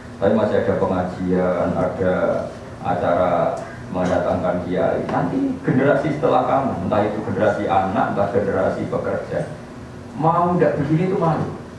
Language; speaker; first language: Malay; non-native, local second language; Javanese